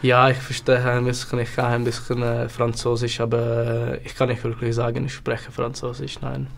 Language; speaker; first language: German; non-native, learner; Czech